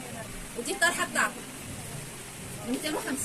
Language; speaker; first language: Arabic; native; Arabic